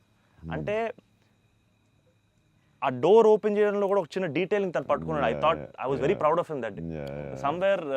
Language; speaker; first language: Telugu; native; Telugu